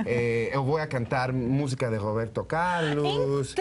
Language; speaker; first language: Portuguese; non-native, learner; Spanish